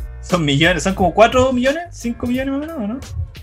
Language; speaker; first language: Spanish; native; Spanish